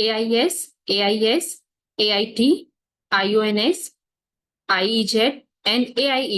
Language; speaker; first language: French; non-native, fluent; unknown